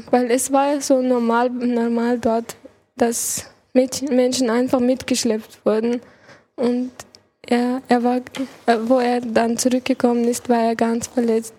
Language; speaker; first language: German; early bilingual, other home language; Chechen